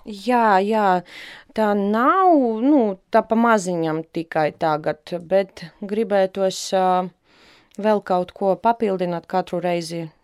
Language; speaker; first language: Latvian; non-native, local second language; Russian